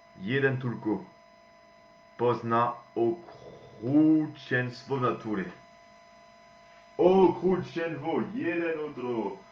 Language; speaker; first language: Polish; non-native, learner; French